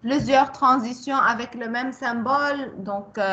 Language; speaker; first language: French; non-native, local second language; Arabic